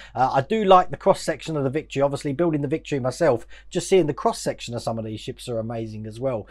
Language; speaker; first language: English; native; English